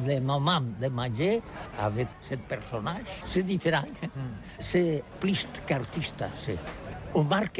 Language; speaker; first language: French; non-native, learner; Catalan